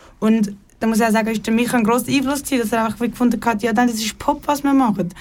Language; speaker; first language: German; native; German